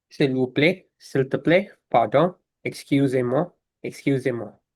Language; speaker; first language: French; non-native, learner; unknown